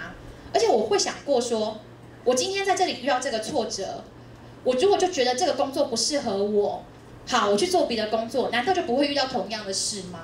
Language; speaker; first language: Chinese; native; Chinese